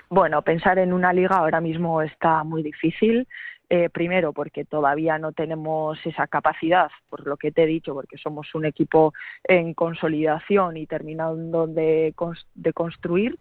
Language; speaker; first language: Spanish; native; Spanish